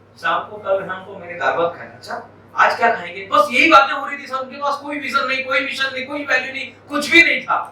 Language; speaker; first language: Hindi; non-native, local second language; Marathi